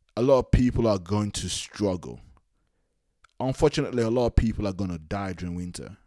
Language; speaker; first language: English; native; English